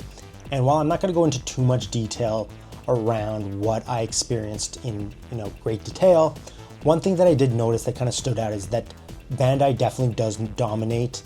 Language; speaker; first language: English; native; English